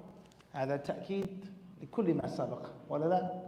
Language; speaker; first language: Arabic; non-native, fluent; English